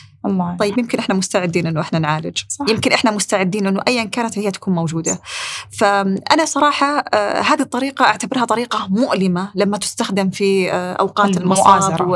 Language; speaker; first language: Arabic; native; Arabic